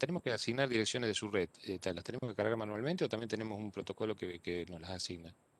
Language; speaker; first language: Spanish; native; Spanish